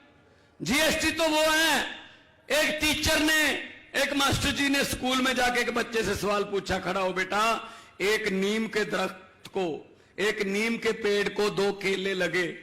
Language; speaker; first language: Hindi; non-native, local second language; Punjabi